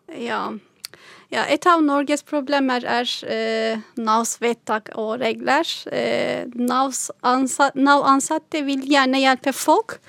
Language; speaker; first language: Norwegian; non-native, fluent; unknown